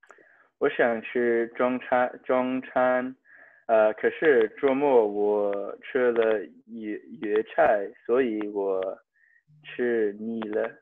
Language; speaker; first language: Chinese; non-native, learner; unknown